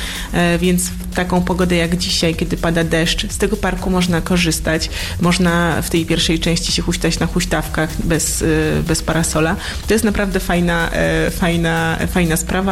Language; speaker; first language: Polish; native; Polish